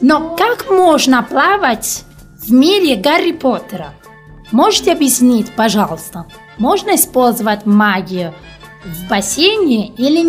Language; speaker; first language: Russian; non-native, learner; Italian